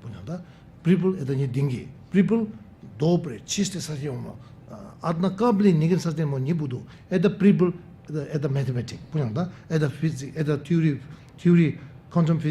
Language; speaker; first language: Russian; non-native, learner; Tibetan